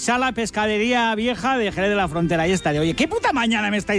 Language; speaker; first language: Spanish; native; Spanish